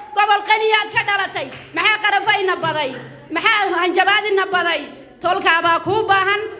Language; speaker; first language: Somali; native; Somali